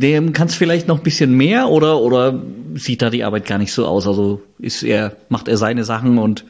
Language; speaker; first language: German; native; German